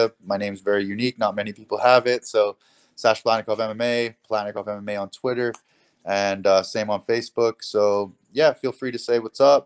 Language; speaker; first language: English; native; English